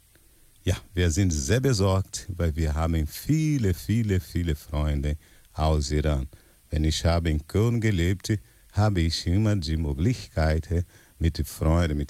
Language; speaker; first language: German; non-native, learner; Portuguese